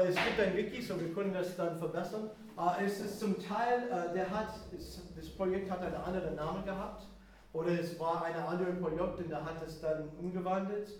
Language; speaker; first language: German; non-native, fluent; English